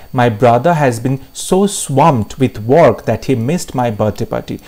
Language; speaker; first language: English; non-native, local second language; Bangla